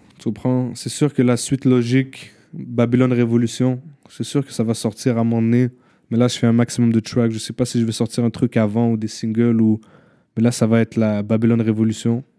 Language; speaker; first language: French; early bilingual, other home language; Arabic